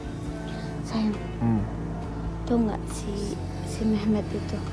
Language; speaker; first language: Indonesian; native; Indonesian